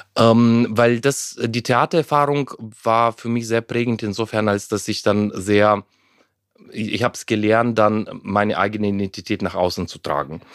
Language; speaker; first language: German; non-native, fluent; Ukrainian